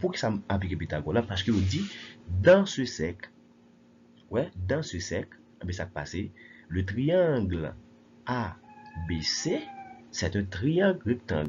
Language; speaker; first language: French; non-native, local second language; Haitian Creole